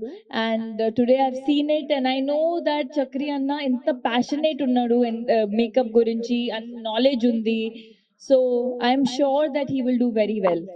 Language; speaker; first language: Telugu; non-native, learner; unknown